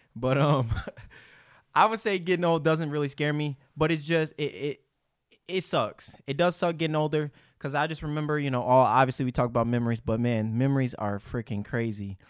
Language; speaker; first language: English; native; English